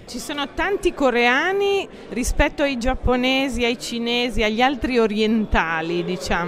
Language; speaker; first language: Italian; native; Italian